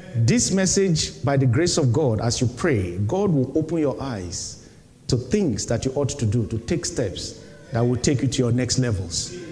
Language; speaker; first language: English; non-native, local second language; Yoruba